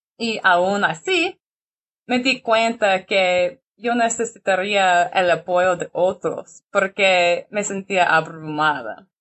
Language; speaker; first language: Spanish; non-native, learner; English